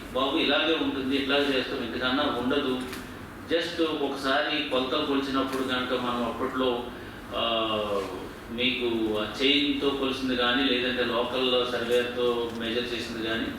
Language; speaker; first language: Telugu; native; Telugu